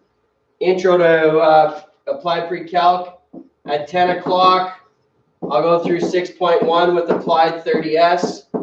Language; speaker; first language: English; native; English